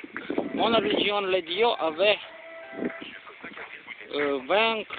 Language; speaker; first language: French; non-native, learner; Romanian